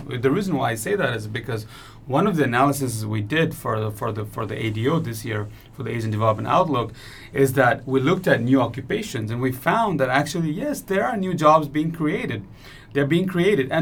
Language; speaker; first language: English; non-native, local second language; Nepali